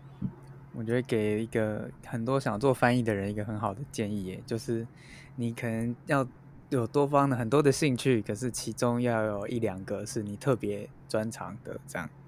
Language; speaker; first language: Chinese; native; Chinese